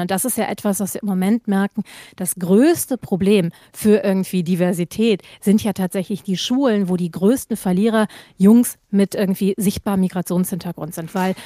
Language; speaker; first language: German; native; German